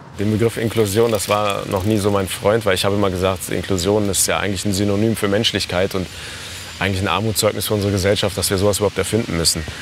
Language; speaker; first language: German; early bilingual, other home language; Turkish